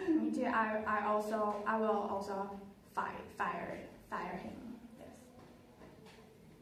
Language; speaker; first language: English; non-native, learner; Chinese